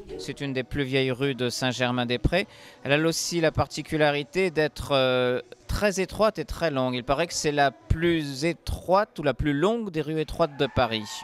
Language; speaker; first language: French; native; French